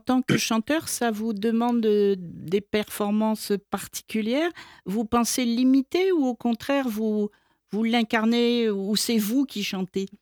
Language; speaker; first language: French; native; French